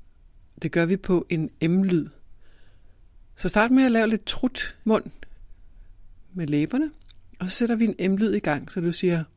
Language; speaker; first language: Danish; native; Danish